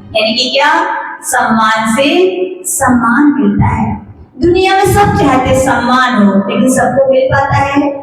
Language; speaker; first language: Hindi; native; Hindi